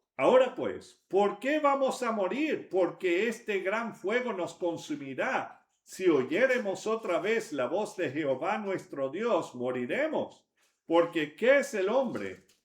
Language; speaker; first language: Spanish; native; Spanish